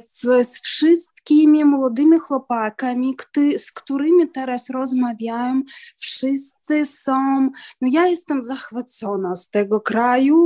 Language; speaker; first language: Polish; non-native, learner; Ukrainian